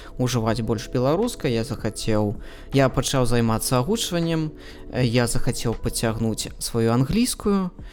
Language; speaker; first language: Belarusian; non-native, local second language; Russian